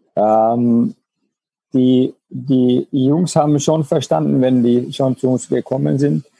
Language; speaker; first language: German; non-native, fluent; Finnish